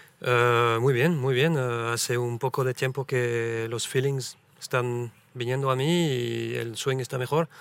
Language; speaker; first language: Spanish; early bilingual, heritage; French